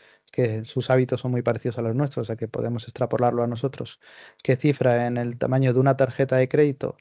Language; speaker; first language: Spanish; native; Spanish